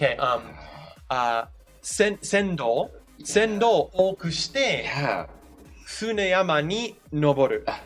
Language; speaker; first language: Japanese; non-native, fluent; English